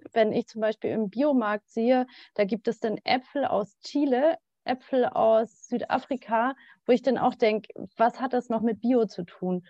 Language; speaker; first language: German; native; German